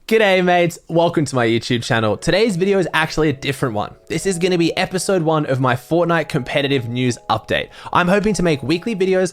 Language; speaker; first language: English; native; English